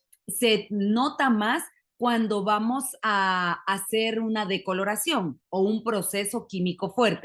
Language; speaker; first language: Spanish; native; Spanish